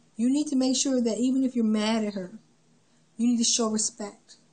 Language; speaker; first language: English; native; English